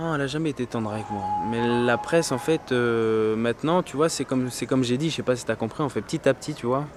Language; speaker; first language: French; native; French